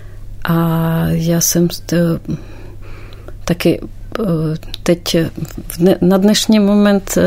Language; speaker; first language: Czech; early bilingual, heritage; Czech